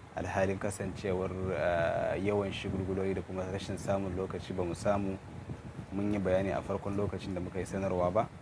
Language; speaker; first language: Hausa; non-native, local second language; Kanuri